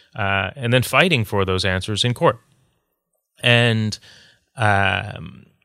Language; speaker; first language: English; native; English